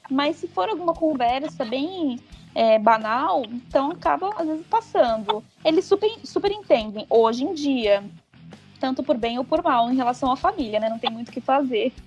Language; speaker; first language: Portuguese; native; Portuguese